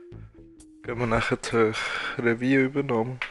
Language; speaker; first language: German; native; German